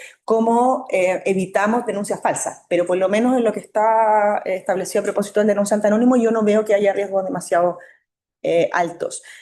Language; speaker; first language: Spanish; native; Spanish